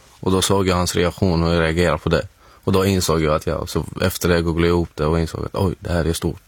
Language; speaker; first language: Swedish; non-native, fluent; Arabic